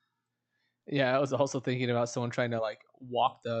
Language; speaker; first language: English; native; English